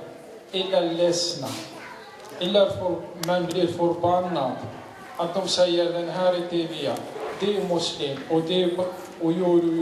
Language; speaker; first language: Swedish; non-native, learner; Arabic